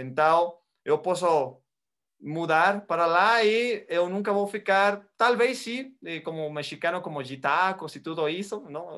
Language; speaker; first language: Portuguese; non-native, fluent; Spanish